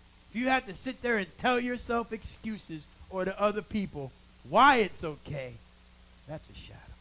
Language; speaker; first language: English; native; English